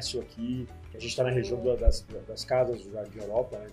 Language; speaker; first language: Portuguese; native; Portuguese